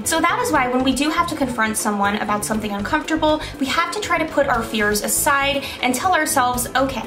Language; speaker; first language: English; native; English